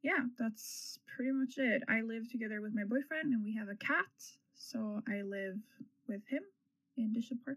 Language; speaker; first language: English; non-native, fluent; Norwegian